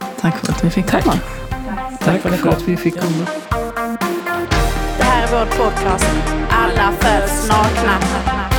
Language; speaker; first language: Swedish; non-native, local second language; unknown